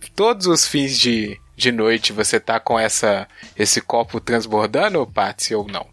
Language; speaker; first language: Portuguese; native; Portuguese